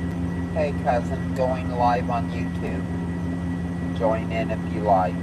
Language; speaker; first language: English; native; English